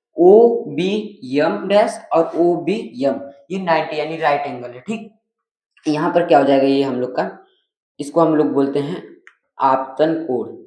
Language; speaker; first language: Hindi; native; Hindi